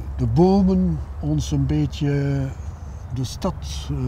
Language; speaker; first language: Dutch; non-native, local second language; French